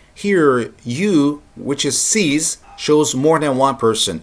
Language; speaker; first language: English; non-native, fluent; Turkish